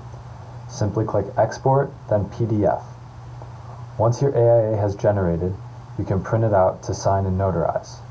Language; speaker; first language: English; native; English